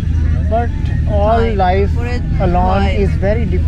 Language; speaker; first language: English; non-native, learner; Urdu